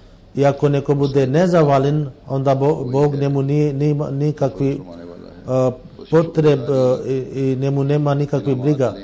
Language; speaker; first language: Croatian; non-native, fluent; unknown